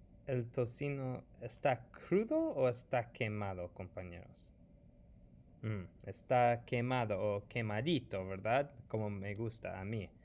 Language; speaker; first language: Spanish; non-native, fluent; English